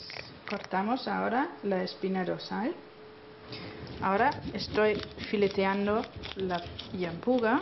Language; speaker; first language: Spanish; non-native, fluent; German